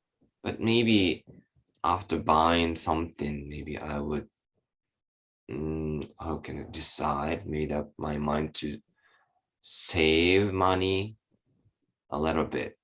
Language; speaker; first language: English; non-native, learner; Japanese